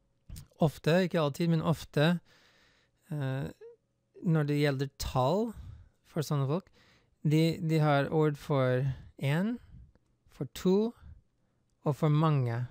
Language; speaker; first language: Norwegian; non-native, fluent; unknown